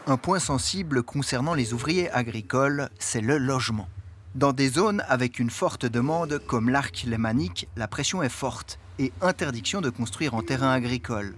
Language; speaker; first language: French; native; French